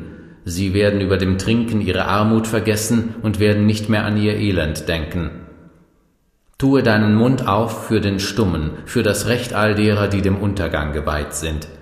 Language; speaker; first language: German; native; German